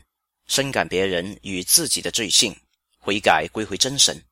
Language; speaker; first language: Chinese; native; Chinese